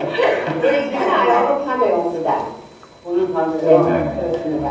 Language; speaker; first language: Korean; non-native, learner; English